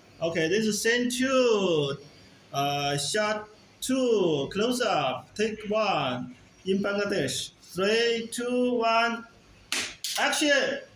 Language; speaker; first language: English; non-native, learner; Bangla